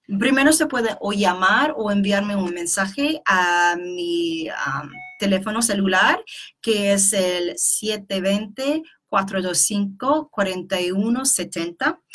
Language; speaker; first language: Spanish; non-native, fluent; English